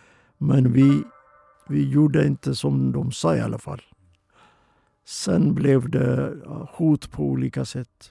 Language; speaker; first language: Swedish; non-native, fluent; Oromo